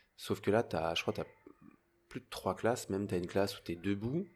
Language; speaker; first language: French; native; French